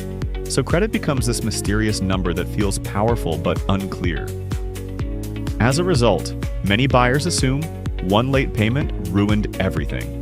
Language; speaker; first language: English; native; English